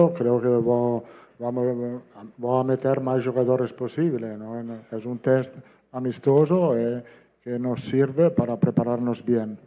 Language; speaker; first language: Portuguese; non-native, fluent; Italian